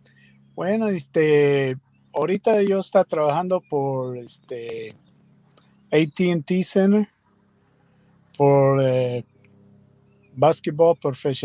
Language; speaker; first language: Spanish; non-native, learner; English